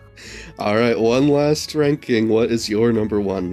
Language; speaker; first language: English; native; English